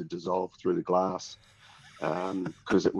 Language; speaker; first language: English; native; English